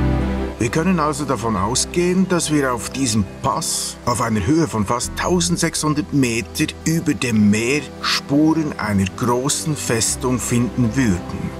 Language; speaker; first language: German; native; German